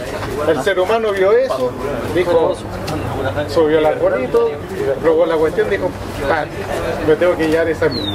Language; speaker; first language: Spanish; native; Spanish